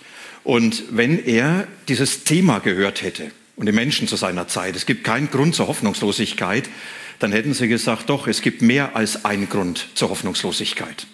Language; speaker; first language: German; native; German